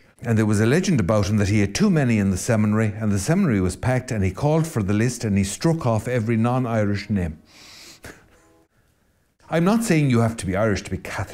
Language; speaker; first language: English; native; English